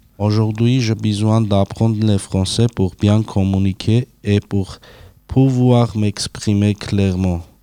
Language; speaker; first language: French; non-native, learner; Armenian